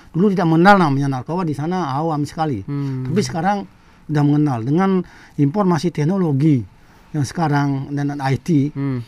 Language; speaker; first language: Indonesian; non-native, local second language; Balinese